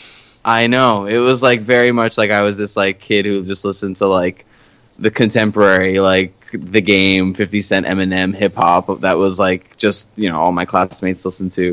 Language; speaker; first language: English; native; English